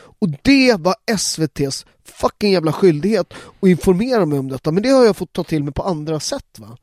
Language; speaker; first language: Swedish; native; Swedish